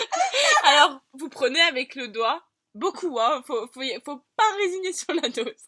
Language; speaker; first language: French; native; French